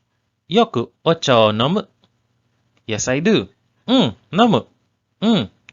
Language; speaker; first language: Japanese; non-native, learner; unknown